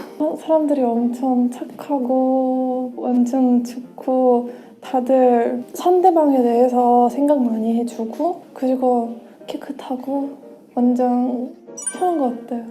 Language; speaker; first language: Korean; non-native, fluent; Russian